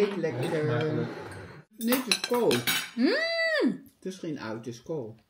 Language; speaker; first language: Dutch; native; Dutch